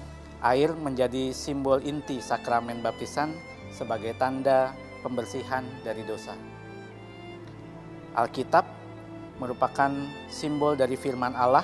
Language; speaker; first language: Indonesian; native; Indonesian